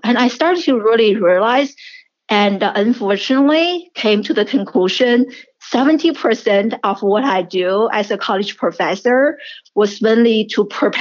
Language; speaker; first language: English; non-native, fluent; Chinese